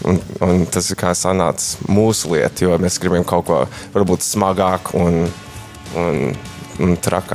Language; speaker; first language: Latvian; early bilingual, heritage; Latvian